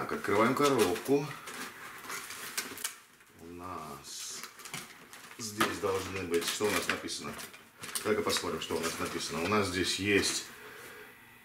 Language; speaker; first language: Russian; native; Russian